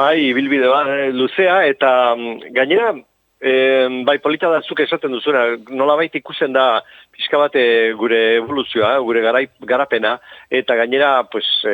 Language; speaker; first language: Basque; non-native, local second language; Spanish